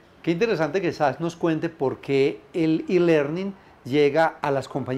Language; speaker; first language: Spanish; native; Spanish